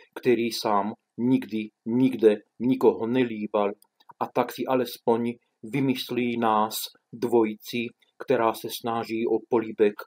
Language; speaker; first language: Czech; non-native, fluent; Romanian